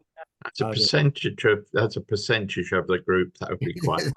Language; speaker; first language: English; native; English